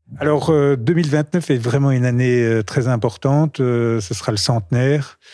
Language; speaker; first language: French; native; French